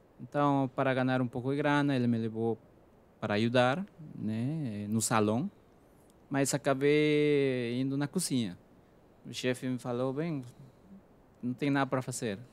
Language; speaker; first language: Portuguese; non-native, fluent; Spanish